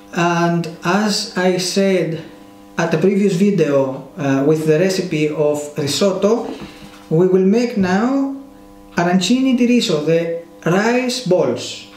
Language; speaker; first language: English; non-native, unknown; Greek